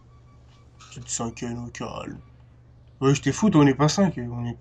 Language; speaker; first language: French; native; French